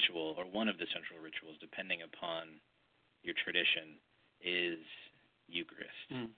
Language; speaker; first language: English; native; English